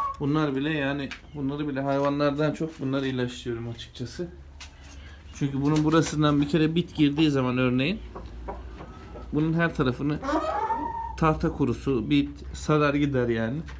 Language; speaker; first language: Turkish; native; Turkish